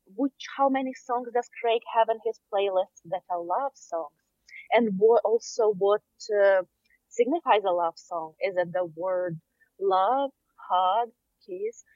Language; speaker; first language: English; non-native, fluent; Russian